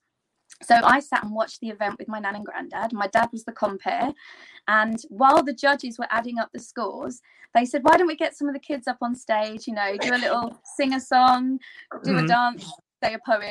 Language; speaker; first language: English; native; English